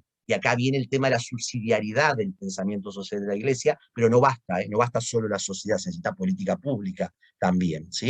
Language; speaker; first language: Spanish; native; Spanish